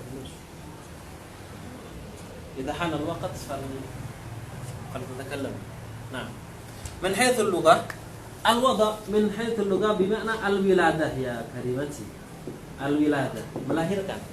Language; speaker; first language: Arabic; non-native, fluent; Indonesian